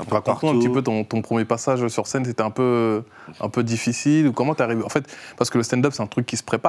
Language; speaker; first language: French; native; French